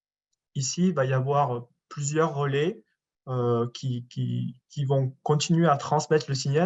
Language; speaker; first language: French; native; French